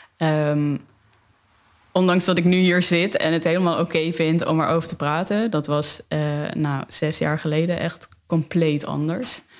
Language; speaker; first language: Dutch; native; Dutch